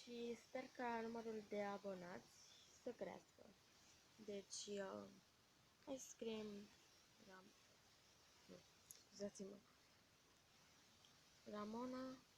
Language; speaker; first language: Romanian; native; Romanian